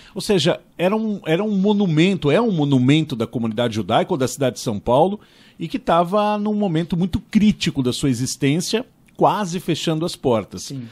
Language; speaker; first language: Portuguese; native; Portuguese